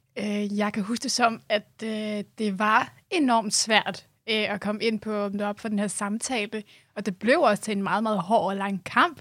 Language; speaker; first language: Danish; early bilingual, other home language; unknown